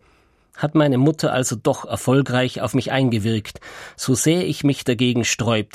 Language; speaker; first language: German; native; German